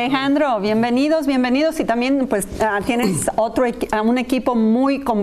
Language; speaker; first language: Spanish; native; Spanish